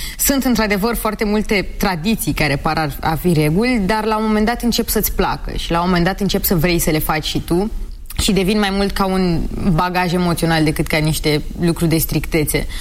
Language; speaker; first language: Romanian; non-native, local second language; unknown